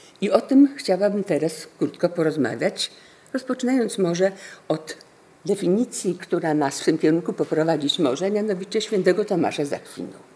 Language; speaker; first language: Polish; native; Polish